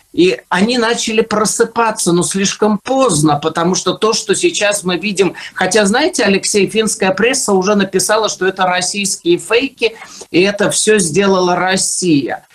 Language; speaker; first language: Russian; non-native, fluent; Finnish